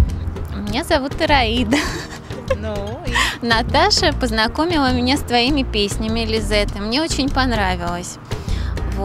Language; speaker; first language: Russian; native; Russian